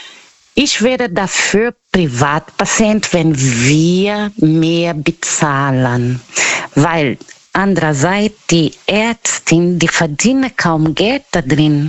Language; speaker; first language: German; non-native, learner; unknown